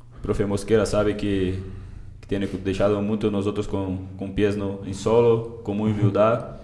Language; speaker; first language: Spanish; non-native, learner; Portuguese